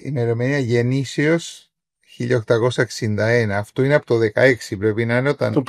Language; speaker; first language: Greek; early bilingual, heritage; Greek